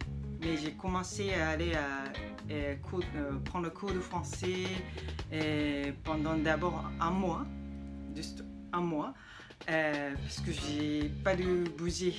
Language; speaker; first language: French; non-native, learner; Japanese